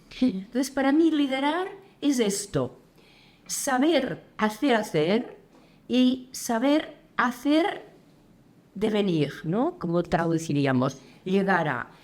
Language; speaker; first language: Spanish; native; Spanish